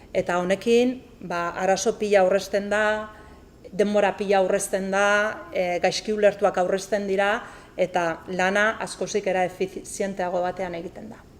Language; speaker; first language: Basque; native; Basque